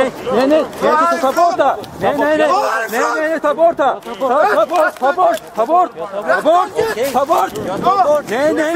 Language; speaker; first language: Swedish; non-native, learner; Azerbaijani